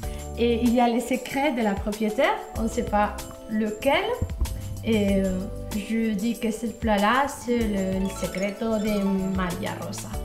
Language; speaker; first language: French; non-native, fluent; Spanish